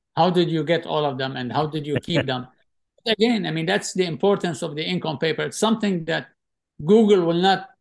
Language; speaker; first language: English; non-native, fluent; Arabic